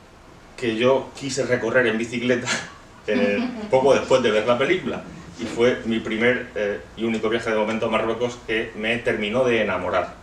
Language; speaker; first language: Spanish; native; Spanish